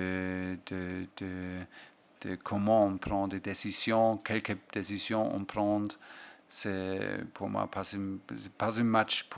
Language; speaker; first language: French; non-native, fluent; German